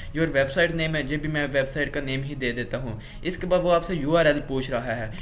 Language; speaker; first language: Urdu; non-native, local second language; Punjabi